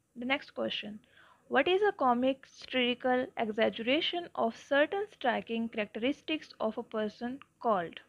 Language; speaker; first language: English; non-native, local second language; Punjabi